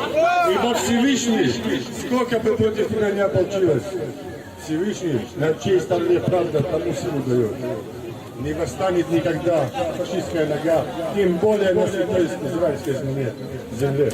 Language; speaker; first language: Russian; native; Russian